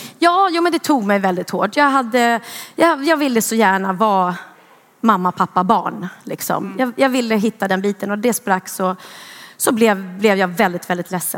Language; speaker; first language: Swedish; native; Swedish